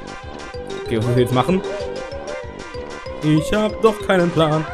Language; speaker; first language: German; native; German